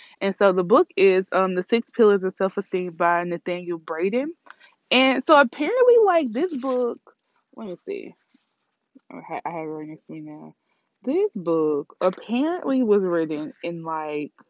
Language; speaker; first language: English; native; English